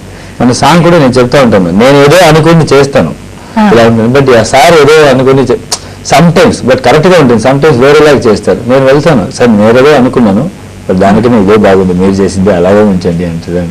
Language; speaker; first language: Telugu; non-native, learner; Tamil